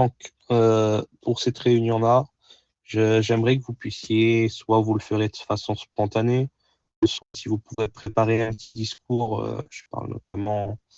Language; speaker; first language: French; native; French